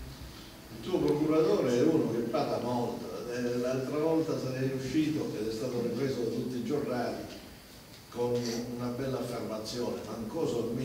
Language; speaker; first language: Italian; native; Italian